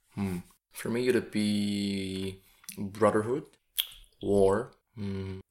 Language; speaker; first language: English; non-native, fluent; Korean